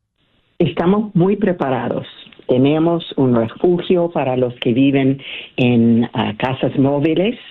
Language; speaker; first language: Spanish; early bilingual, heritage; Spanish